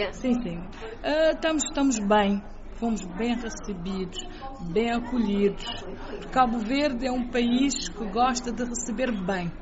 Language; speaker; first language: Portuguese; non-native, local second language; Kabuverdianu